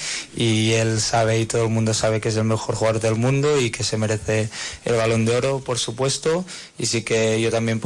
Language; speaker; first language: Spanish; native; Spanish